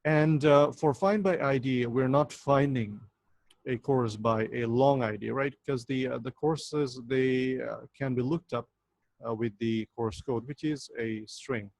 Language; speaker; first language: English; non-native, local second language; Bangla